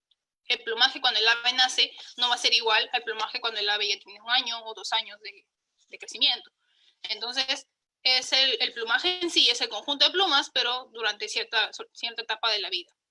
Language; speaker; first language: Spanish; native; Spanish